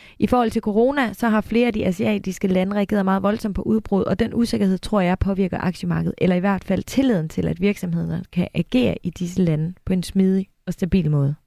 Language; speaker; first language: Danish; native; Danish